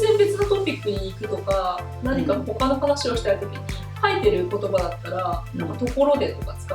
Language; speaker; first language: Japanese; native; Japanese